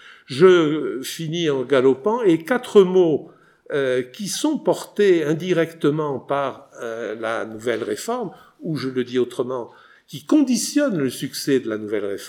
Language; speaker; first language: French; native; French